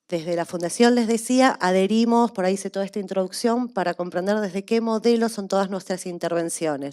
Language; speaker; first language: Spanish; native; Spanish